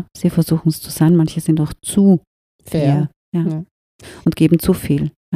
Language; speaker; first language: German; native; German